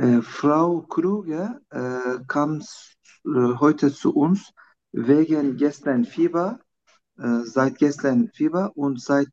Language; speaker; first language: German; non-native, learner; Turkish